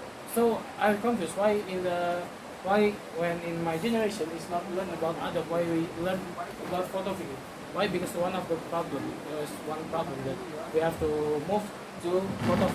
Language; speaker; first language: English; non-native, learner; Indonesian